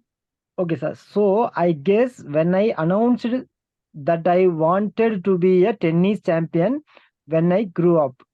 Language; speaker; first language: Tamil; native; Tamil